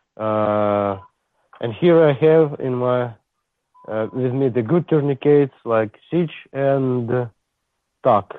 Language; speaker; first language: English; non-native, learner; Ukrainian